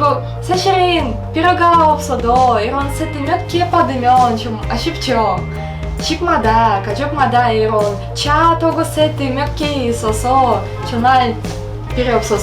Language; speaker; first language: Korean; non-native, learner; Russian